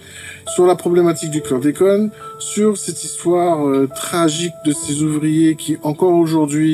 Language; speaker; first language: French; native; French